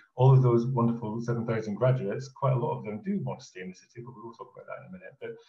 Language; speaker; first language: English; native; English